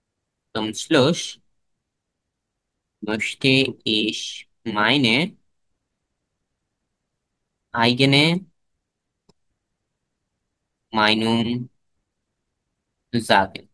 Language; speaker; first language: German; non-native, fluent; Bangla